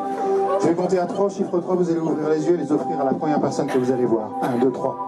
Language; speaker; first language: French; native; French